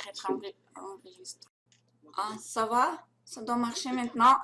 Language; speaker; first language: French; non-native, learner; Russian